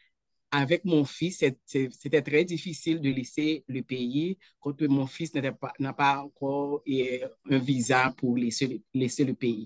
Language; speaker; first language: French; non-native, local second language; Haitian Creole